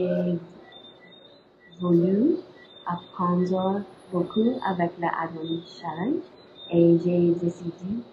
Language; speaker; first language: French; non-native, learner; English